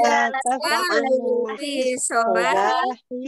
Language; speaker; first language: Arabic; non-native, learner; Indonesian